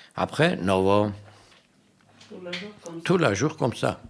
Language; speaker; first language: French; non-native, learner; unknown